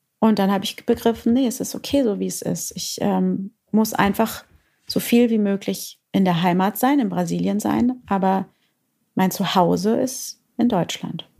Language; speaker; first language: German; early bilingual, other home language; Portuguese